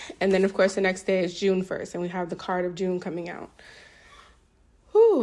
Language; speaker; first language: English; native; English